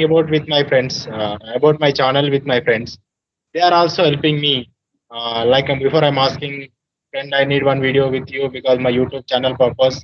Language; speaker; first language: English; non-native, learner; Telugu